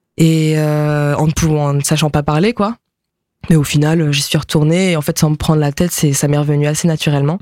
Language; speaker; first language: French; early bilingual, other home language; Japanese